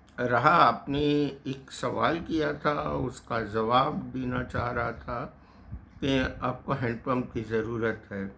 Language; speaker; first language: Hindi; native; Hindi